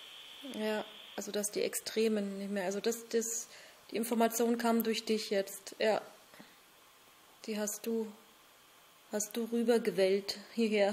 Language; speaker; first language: German; native; German